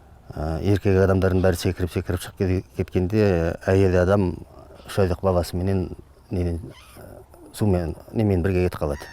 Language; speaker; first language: Kazakh; native; Kazakh